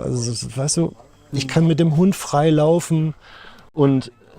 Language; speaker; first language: German; native; German